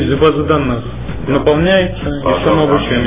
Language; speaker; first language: Russian; native; Russian